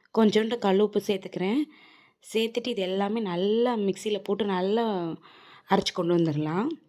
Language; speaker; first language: Tamil; native; Tamil